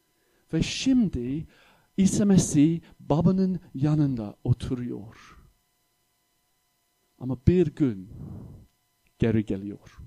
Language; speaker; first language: Turkish; non-native, fluent; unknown